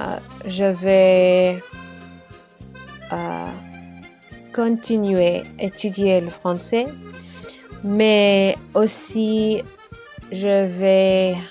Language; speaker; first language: French; non-native, learner; Arabic